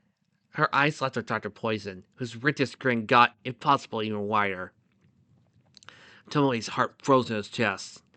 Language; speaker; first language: English; native; English